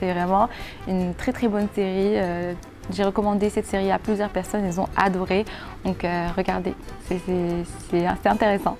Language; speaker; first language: French; non-native, local second language; Arabic